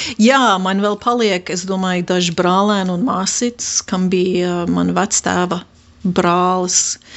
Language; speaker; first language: Latvian; early bilingual, heritage; Latvian